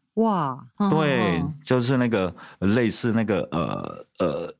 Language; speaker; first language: Chinese; native; Chinese